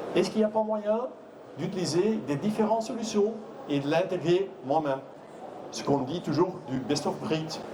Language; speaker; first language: French; non-native, local second language; Dutch